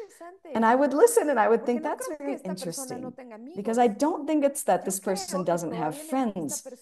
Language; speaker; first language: English; non-native, fluent; Spanish